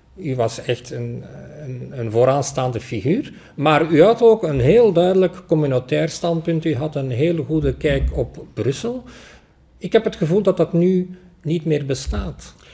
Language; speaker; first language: Dutch; native; Dutch